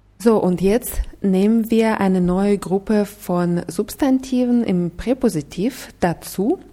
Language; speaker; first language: German; non-native, fluent; Russian